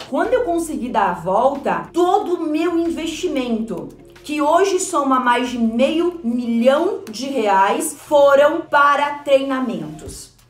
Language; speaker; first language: Portuguese; native; Portuguese